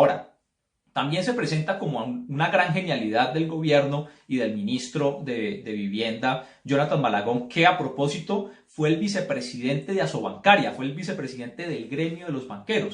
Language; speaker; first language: Spanish; native; Spanish